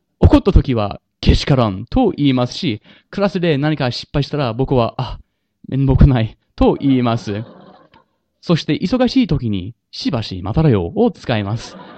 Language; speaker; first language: Japanese; non-native, learner; English